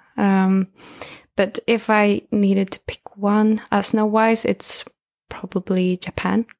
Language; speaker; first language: English; non-native, fluent; Swedish